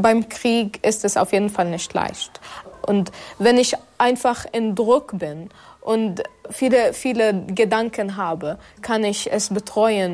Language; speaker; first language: German; non-native, fluent; Arabic